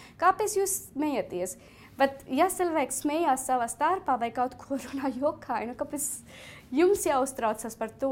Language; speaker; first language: Latvian; non-native, fluent; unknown